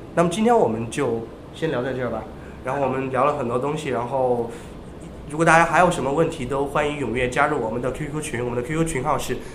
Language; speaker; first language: Chinese; native; Chinese